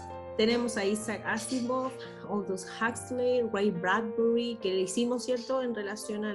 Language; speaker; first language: Spanish; native; Spanish